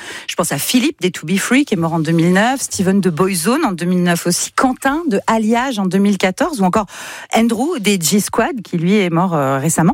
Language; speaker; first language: French; native; French